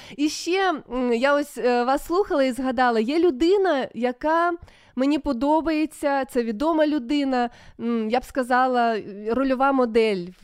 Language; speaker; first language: Ukrainian; native; Ukrainian